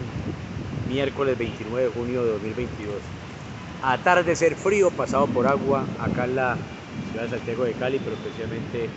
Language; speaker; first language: Spanish; native; Spanish